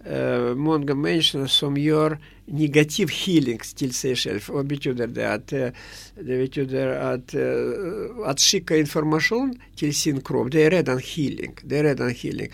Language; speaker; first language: Swedish; non-native, fluent; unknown